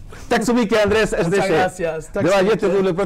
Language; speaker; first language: Swedish; non-native, fluent; Spanish